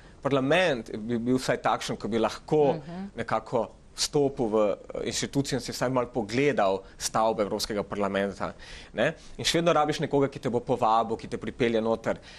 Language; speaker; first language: Slovenian; early bilingual, other home language; Macedonian